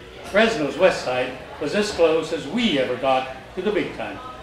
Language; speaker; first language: English; early bilingual, other home language; Spanish